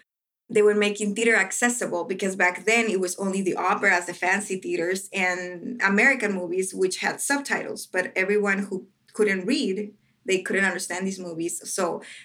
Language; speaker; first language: English; non-native, fluent; Spanish